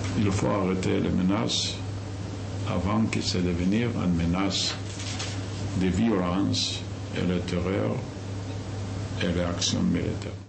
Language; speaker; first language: French; non-native, fluent; Yiddish